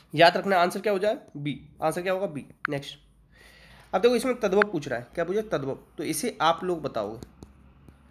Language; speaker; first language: Hindi; native; Hindi